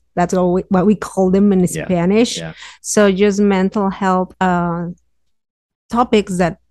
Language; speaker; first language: English; non-native, fluent; Spanish